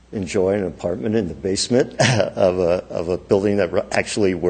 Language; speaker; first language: English; native; English